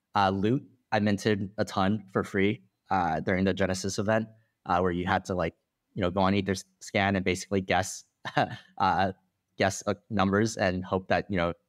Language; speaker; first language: English; non-native, fluent; Chinese